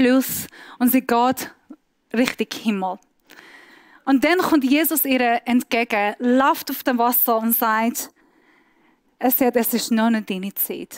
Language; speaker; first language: German; non-native, fluent; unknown